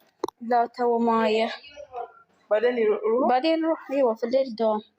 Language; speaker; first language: Arabic; non-native, learner; Amharic